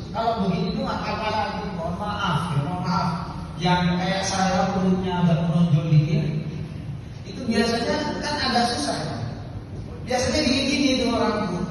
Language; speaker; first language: Indonesian; non-native, local second language; Madurese